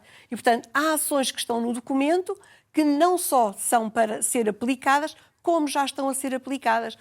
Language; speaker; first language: Portuguese; native; Portuguese